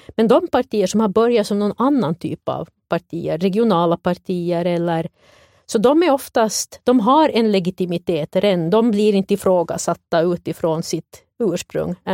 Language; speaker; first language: Swedish; native; Swedish